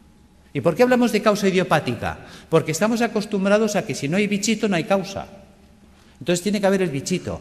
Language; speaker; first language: Spanish; native; Spanish